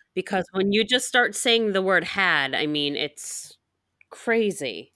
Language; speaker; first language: English; native; English